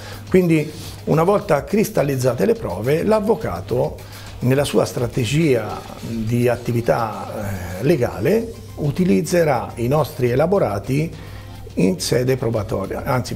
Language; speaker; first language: Italian; native; Italian